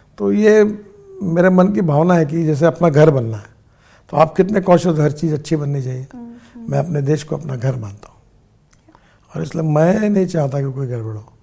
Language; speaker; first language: Hindi; non-native, local second language; Marathi